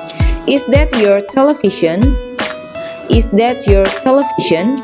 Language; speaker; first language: English; non-native, fluent; Indonesian